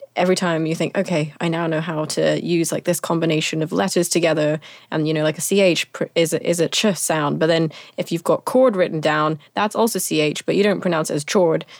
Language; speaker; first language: English; non-native, local second language; Swahili